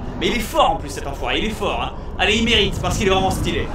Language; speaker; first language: French; native; French